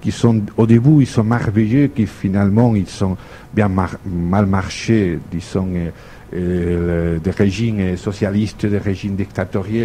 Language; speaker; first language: French; non-native, fluent; Spanish